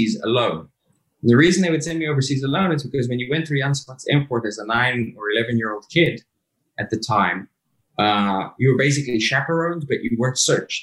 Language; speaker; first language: English; native; English